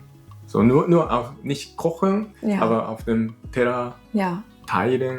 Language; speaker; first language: German; non-native, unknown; Japanese